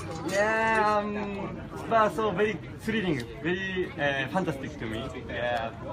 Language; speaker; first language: English; non-native, learner; Japanese